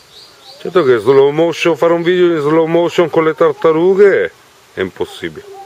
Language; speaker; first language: Italian; native; Italian